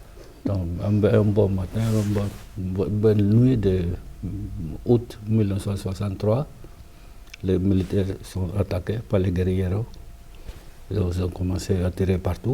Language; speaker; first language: French; non-native, fluent; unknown